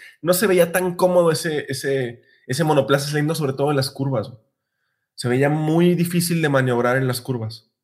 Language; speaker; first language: Spanish; native; Spanish